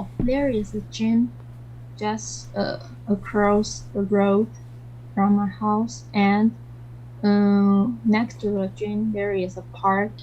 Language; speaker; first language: English; non-native, learner; Chinese